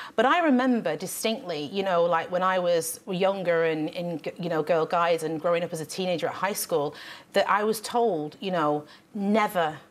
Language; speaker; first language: English; native; English